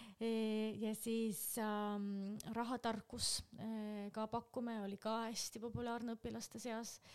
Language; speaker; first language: Estonian; non-native, local second language; Russian